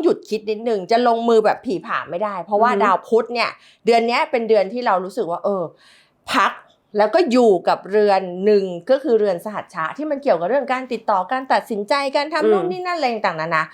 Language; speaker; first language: Thai; native; Thai